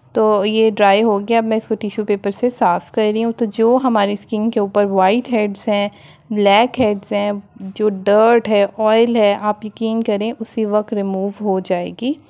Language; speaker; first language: Hindi; native; Hindi